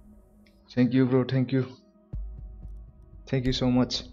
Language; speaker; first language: English; non-native, learner; Bodo